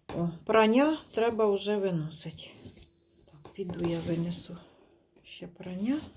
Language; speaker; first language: Ukrainian; native; Ukrainian